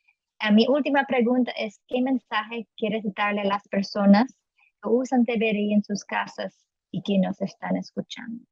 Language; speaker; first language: Spanish; non-native, fluent; English